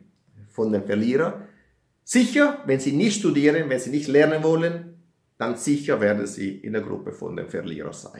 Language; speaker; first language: German; non-native, fluent; Italian